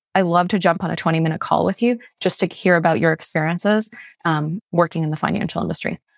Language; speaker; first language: English; non-native, fluent; Chinese